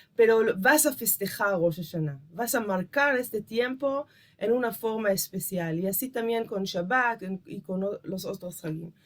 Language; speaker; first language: Spanish; non-native, fluent; Hebrew